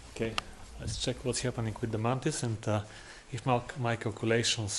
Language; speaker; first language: English; non-native, fluent; Bulgarian